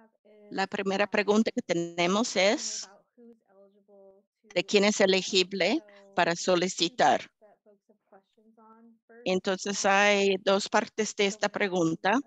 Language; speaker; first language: Spanish; early bilingual, heritage; English